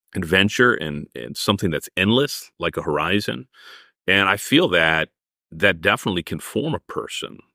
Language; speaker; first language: English; native; English